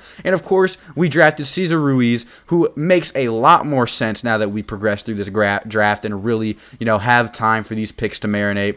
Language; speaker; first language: English; native; English